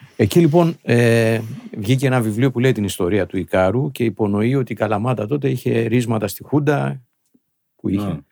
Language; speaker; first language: Greek; native; Greek